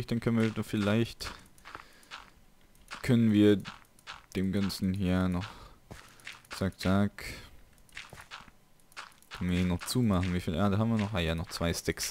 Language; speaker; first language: German; native; German